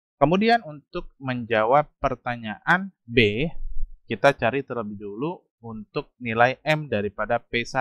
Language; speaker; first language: Indonesian; native; Indonesian